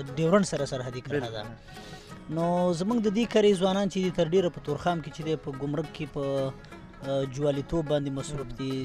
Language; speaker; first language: Pashto; native; Pashto